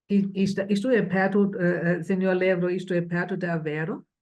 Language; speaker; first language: Portuguese; non-native, fluent; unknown